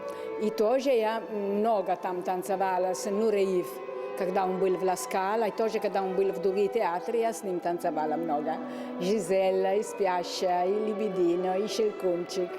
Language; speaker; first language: Russian; non-native, learner; Italian